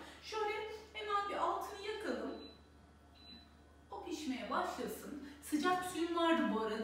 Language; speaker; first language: Turkish; native; Turkish